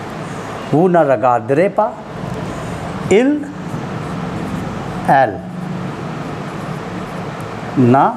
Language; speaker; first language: French; non-native, learner; Hindi